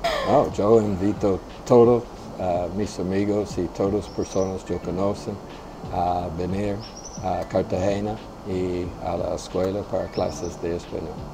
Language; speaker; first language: Spanish; non-native, learner; English